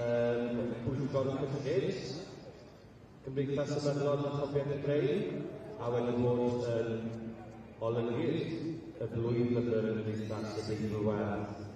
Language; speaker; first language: Welsh; native; Welsh